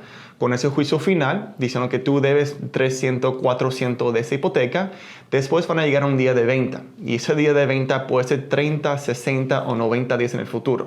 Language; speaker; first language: Spanish; early bilingual, heritage; Spanish